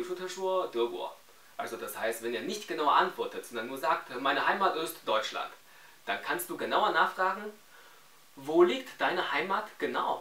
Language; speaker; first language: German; non-native, fluent; Chinese